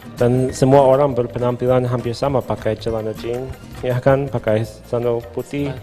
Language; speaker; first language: Indonesian; non-native, fluent; English